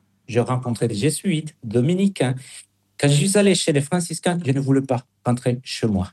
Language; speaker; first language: French; non-native, fluent; Spanish